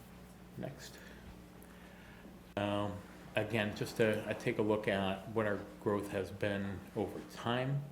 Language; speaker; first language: English; native; English